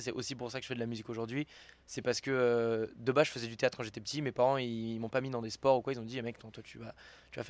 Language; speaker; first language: French; native; French